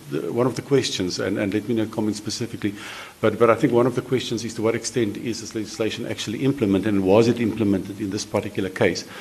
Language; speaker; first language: English; non-native, local second language; Afrikaans